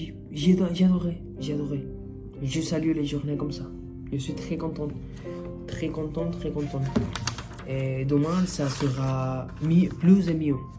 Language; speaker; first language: French; non-native, learner; Spanish